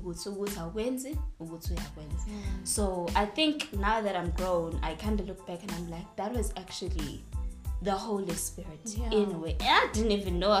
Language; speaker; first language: English; non-native, local second language; Zulu